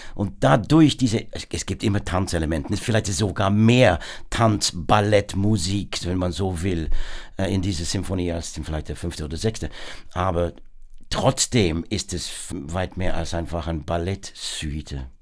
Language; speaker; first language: German; non-native, fluent; English